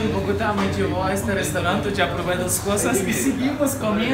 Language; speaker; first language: Spanish; non-native, fluent; Ukrainian